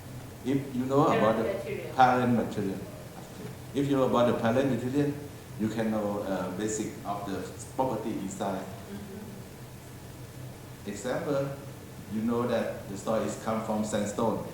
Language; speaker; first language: English; non-native, learner; Thai